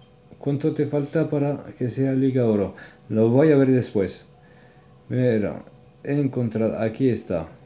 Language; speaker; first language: Spanish; non-native, learner; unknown